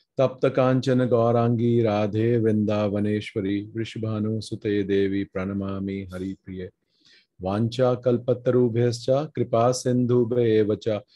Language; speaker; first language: Hindi; native; Hindi